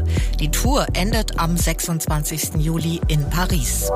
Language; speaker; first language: German; native; German